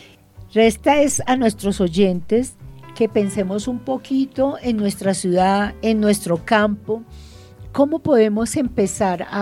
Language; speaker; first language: Spanish; native; Spanish